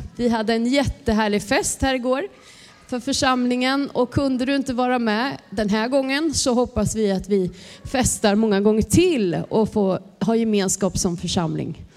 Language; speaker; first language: Swedish; native; Swedish